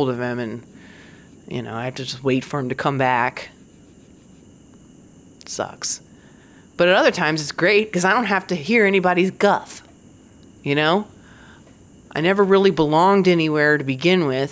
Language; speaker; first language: English; native; English